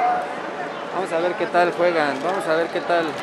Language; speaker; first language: Spanish; native; Spanish